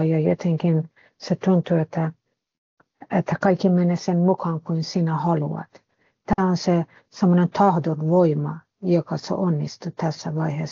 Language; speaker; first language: Finnish; non-native, fluent; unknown